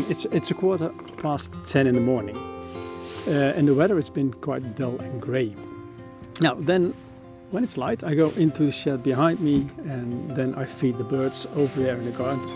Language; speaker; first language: English; non-native, fluent; Dutch